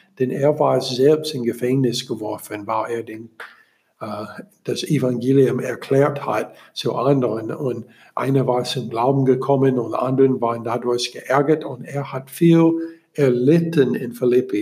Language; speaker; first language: German; non-native, learner; English